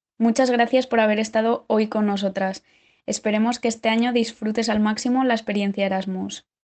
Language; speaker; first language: Spanish; native; Spanish